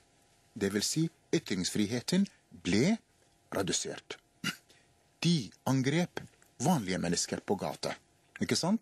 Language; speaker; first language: Norwegian; non-native, fluent; Arabic